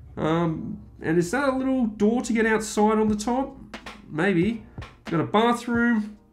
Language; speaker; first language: English; native; English